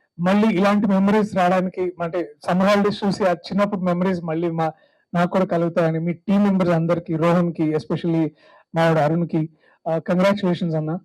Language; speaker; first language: Telugu; native; Telugu